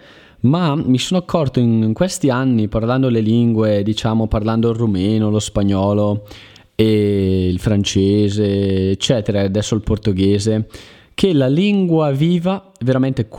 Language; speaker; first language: Italian; native; Italian